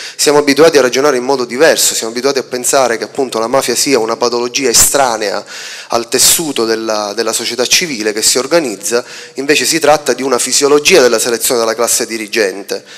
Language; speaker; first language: Italian; native; Italian